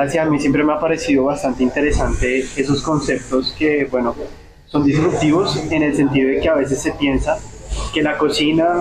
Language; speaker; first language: Spanish; native; Spanish